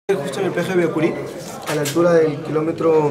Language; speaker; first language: Spanish; native; Spanish